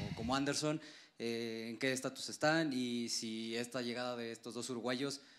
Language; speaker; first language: Spanish; non-native, fluent; Portuguese